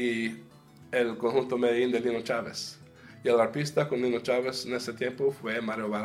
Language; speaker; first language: Spanish; early bilingual, heritage; Spanish